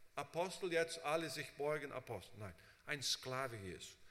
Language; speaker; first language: German; early bilingual, heritage; Portuguese